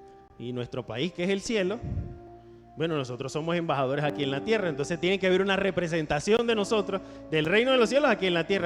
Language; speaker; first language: Spanish; native; Spanish